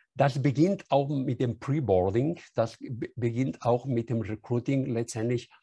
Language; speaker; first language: German; non-native, fluent; Spanish